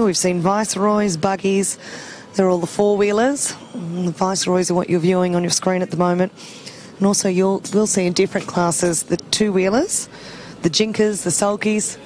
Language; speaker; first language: English; native; English